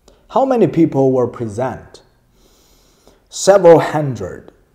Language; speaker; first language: English; non-native, fluent; Chinese